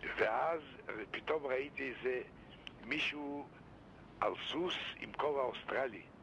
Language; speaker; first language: Hebrew; non-native, fluent; Yiddish